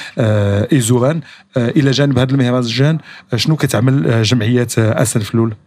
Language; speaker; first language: Arabic; native; Arabic